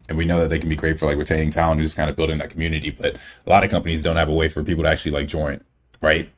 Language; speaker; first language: English; early bilingual, other home language; Igbo